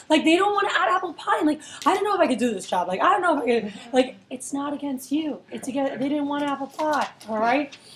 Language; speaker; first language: English; early bilingual, other home language; Spanish